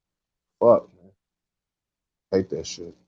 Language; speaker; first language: English; native; English